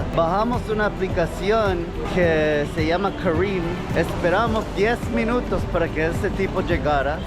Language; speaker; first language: Spanish; non-native, fluent; English